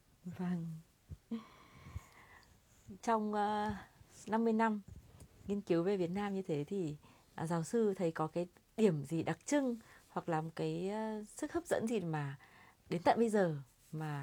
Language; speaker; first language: Vietnamese; native; Vietnamese